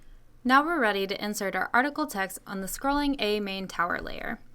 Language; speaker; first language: English; native; English